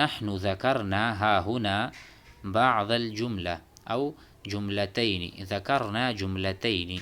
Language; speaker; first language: Arabic; non-native, fluent; Urdu